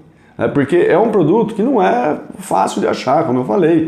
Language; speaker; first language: Portuguese; native; Portuguese